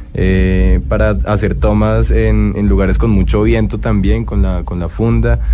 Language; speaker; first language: Spanish; native; Spanish